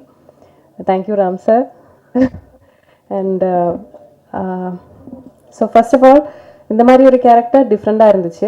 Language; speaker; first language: Tamil; non-native, learner; Malayalam